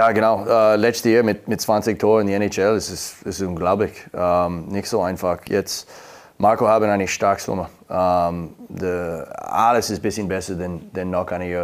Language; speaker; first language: German; non-native, learner; English